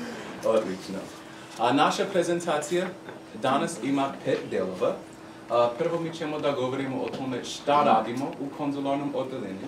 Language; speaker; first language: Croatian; non-native, learner; English